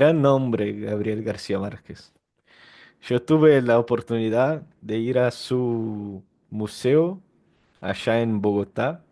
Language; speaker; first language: Spanish; non-native, fluent; Portuguese